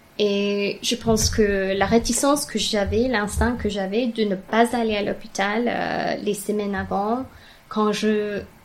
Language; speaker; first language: French; non-native, fluent; English